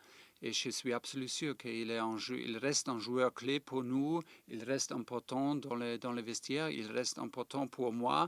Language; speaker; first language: French; non-native, fluent; German